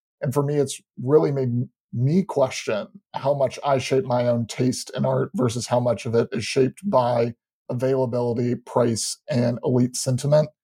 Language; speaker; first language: English; native; English